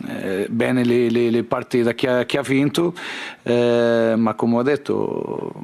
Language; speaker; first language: Italian; non-native, learner; Portuguese